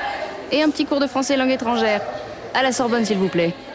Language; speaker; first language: French; native; French